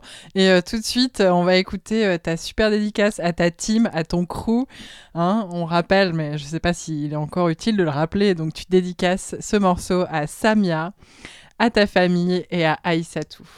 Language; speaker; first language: French; native; French